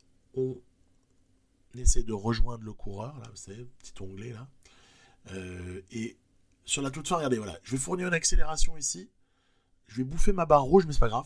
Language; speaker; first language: French; native; French